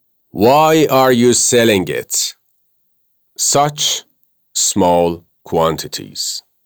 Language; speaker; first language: English; non-native, fluent; Persian